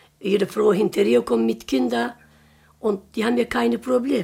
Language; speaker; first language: German; non-native, learner; Turkish